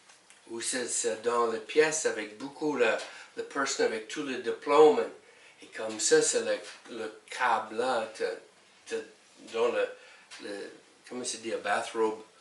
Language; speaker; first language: French; non-native, learner; English